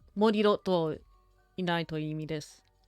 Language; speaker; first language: Japanese; non-native, learner; English